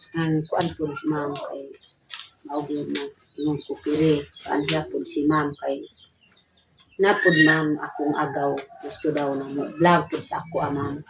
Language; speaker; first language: Cebuano; non-native, local second language; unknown